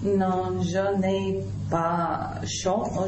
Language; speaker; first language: French; non-native, learner; Russian